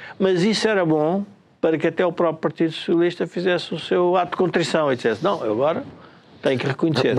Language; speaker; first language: Portuguese; native; Portuguese